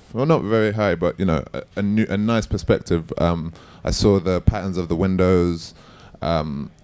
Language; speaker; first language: English; native; English